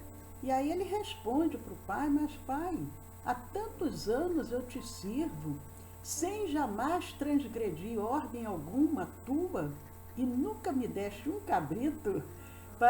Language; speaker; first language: Portuguese; native; Portuguese